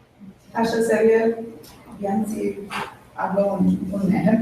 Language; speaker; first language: Spanish; non-native, fluent; English